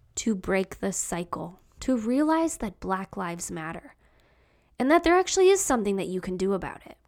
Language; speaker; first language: English; native; English